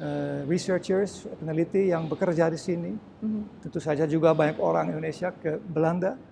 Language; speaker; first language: Indonesian; early bilingual, heritage; Dutch